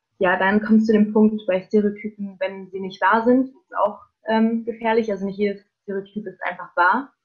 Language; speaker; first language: German; native; German